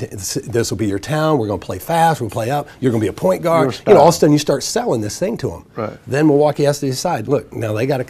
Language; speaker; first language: English; native; English